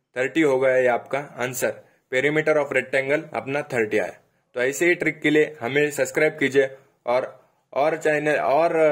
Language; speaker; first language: Hindi; non-native, local second language; Marathi